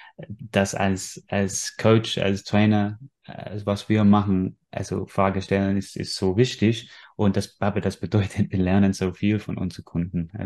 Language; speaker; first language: German; non-native, fluent; English